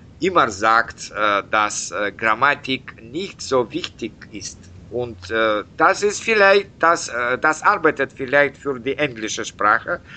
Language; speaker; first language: German; non-native, fluent; Russian